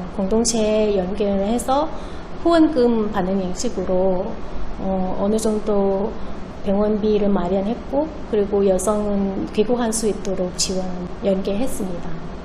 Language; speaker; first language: Korean; non-native, fluent; Vietnamese